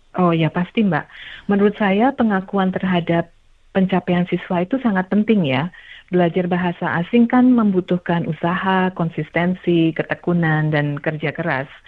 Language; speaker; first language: Indonesian; native; Indonesian